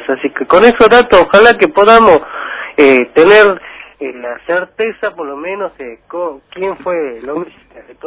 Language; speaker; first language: Spanish; native; Spanish